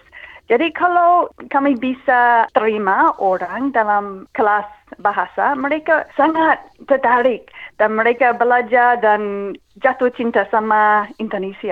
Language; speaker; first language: Indonesian; non-native, fluent; English